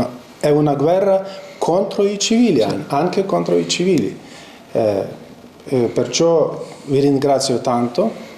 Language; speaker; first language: Italian; non-native, fluent; Ukrainian